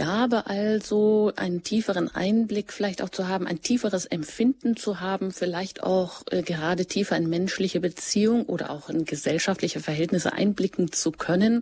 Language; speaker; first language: German; native; German